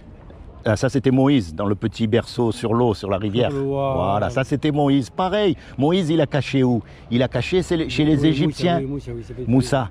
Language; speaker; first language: French; native; French